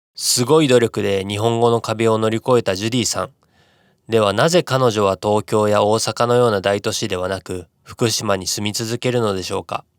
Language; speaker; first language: Japanese; native; Japanese